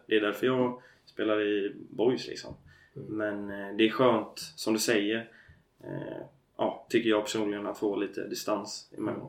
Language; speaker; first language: Swedish; native; Swedish